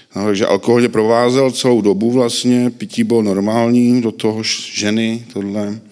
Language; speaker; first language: Czech; native; Czech